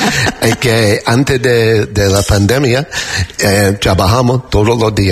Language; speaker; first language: Spanish; non-native, learner; English